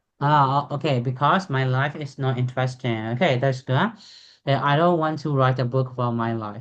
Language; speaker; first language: English; non-native, fluent; Burmese